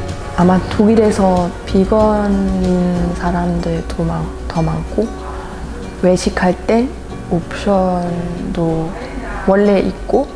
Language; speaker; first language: Korean; non-native, fluent; German